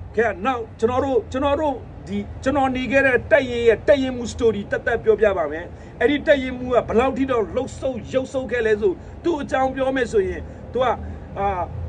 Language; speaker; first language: Burmese; non-native, local second language; Nepali